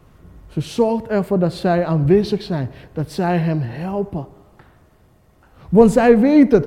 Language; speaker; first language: Dutch; non-native, fluent; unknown